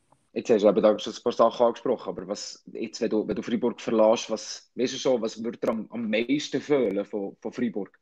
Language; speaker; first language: German; native; German